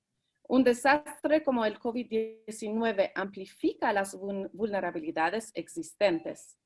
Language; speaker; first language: Spanish; early bilingual, heritage; Spanish